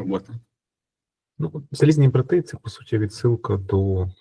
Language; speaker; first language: Ukrainian; native; Ukrainian